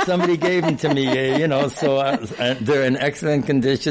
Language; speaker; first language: English; native; English